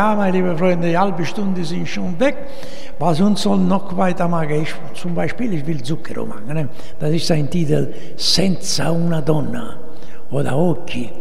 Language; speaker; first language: German; non-native, learner; Italian